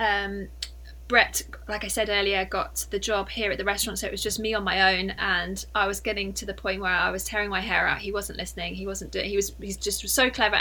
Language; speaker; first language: English; native; English